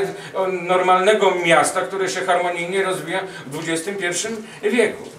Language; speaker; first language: Polish; native; Polish